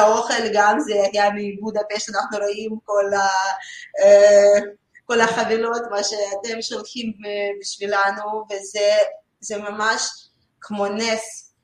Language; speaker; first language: Hebrew; non-native, learner; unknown